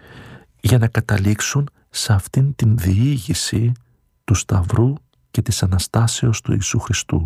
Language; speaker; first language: Greek; native; Greek